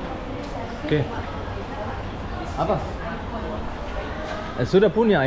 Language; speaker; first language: Indonesian; non-native, learner; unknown